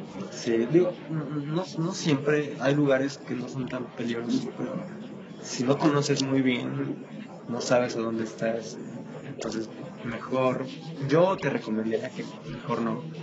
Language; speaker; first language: Spanish; native; Spanish